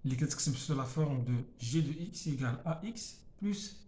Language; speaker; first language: French; non-native, local second language; Arabic